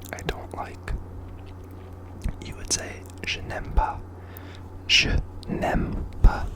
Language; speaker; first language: French; non-native, learner; English